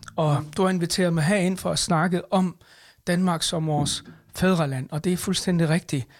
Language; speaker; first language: Danish; early bilingual, other home language; Arabic